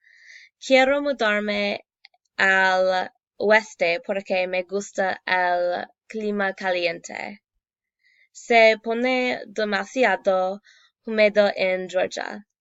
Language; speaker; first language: Spanish; non-native, learner; English